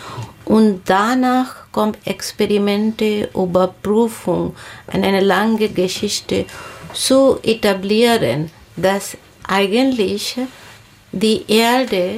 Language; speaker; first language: German; non-native, learner; Bangla